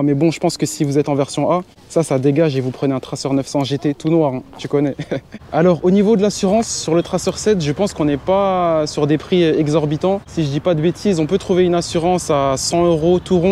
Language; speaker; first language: French; native; French